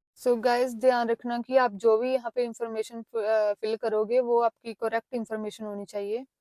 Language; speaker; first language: Hindi; non-native, local second language; Punjabi